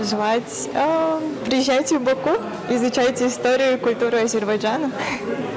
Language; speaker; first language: Russian; non-native, fluent; Kyrgyz